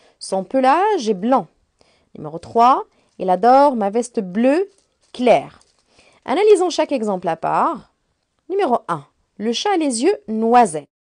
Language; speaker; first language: French; non-native, local second language; Arabic